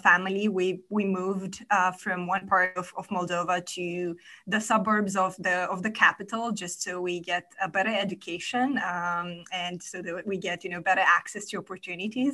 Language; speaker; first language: English; non-native, fluent; Romanian